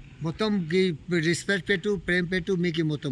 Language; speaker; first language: Telugu; non-native, local second language; Hindi